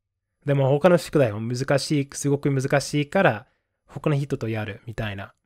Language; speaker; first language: Japanese; non-native, fluent; English